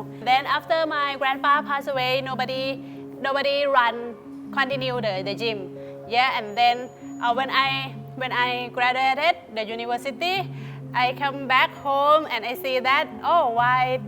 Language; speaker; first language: English; non-native, fluent; Thai